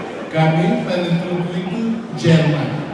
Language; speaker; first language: Indonesian; non-native, fluent; Tetum